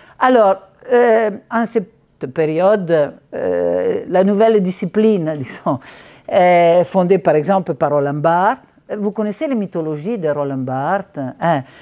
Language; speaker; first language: French; non-native, fluent; Italian